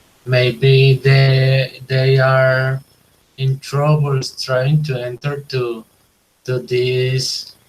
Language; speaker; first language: English; non-native, learner; Spanish